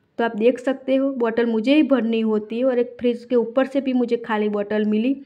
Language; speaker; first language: Hindi; non-native, local second language; Gujarati